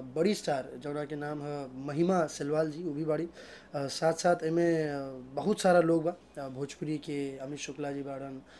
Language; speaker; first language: Hindi; native; Hindi